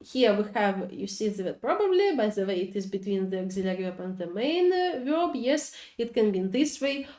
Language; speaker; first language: English; non-native, fluent; Ukrainian